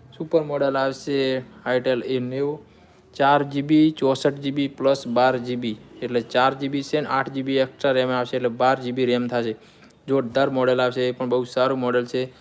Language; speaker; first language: Gujarati; native; Gujarati